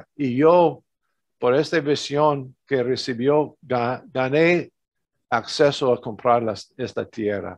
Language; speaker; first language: Spanish; non-native, fluent; English